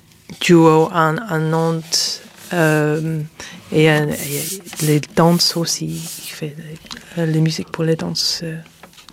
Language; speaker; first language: French; non-native, fluent; English